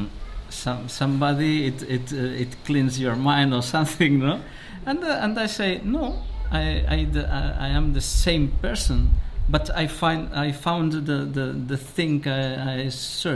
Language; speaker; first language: English; non-native, learner; Spanish